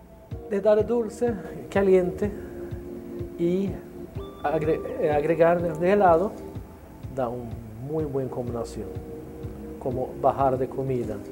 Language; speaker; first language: Spanish; non-native, learner; Swedish